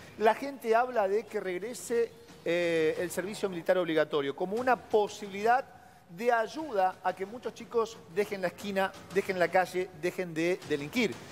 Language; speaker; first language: Spanish; native; Spanish